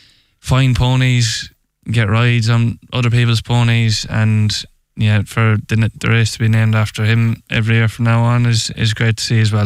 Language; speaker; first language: English; native; English